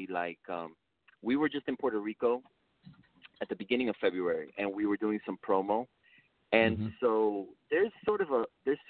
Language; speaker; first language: English; early bilingual, other home language; Spanish